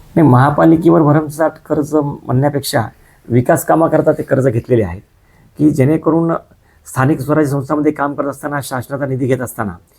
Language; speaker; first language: Marathi; native; Marathi